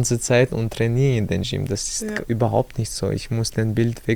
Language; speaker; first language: German; non-native, learner; Chechen